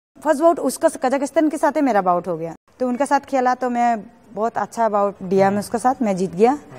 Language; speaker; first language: Hindi; non-native, local second language; Assamese